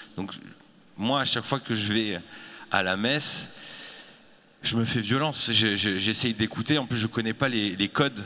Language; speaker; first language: French; native; French